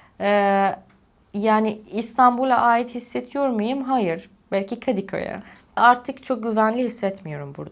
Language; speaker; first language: Turkish; non-native, fluent; Arabic